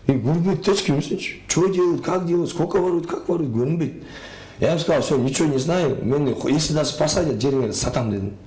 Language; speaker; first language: Russian; non-native, local second language; Kyrgyz